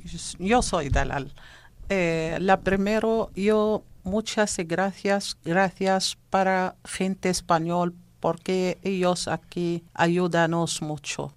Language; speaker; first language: Spanish; non-native, learner; Arabic